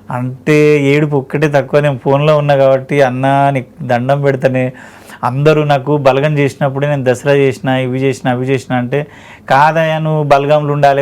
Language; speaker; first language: Telugu; native; Telugu